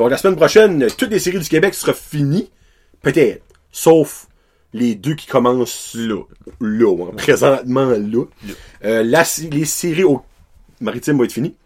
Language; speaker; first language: French; native; French